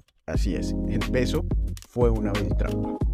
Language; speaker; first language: Spanish; native; Spanish